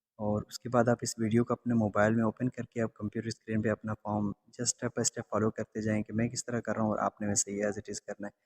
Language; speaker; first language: Urdu; non-native, local second language; Pahari-Potwari